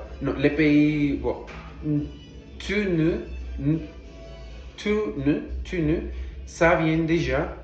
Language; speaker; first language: French; non-native, learner; Portuguese